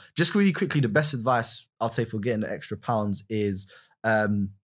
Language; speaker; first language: English; native; English